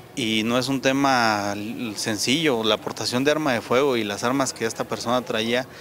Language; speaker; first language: Spanish; native; Spanish